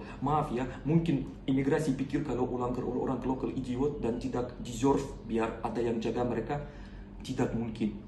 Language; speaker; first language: Indonesian; non-native, learner; Russian